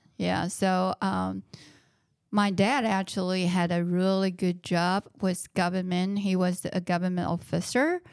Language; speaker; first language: English; non-native, fluent; Chinese